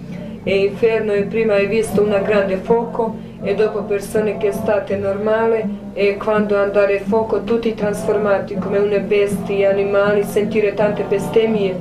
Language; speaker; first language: Italian; non-native, learner; Croatian